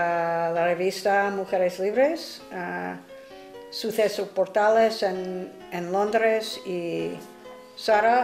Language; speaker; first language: Spanish; non-native, fluent; English